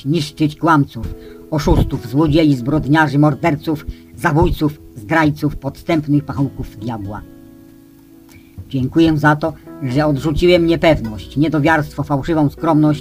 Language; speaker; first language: Polish; native; Polish